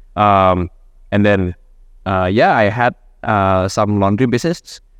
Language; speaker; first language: English; non-native, fluent; Indonesian